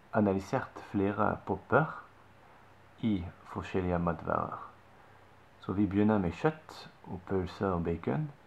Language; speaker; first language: Norwegian; non-native, fluent; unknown